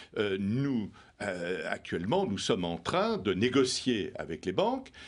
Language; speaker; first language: French; native; French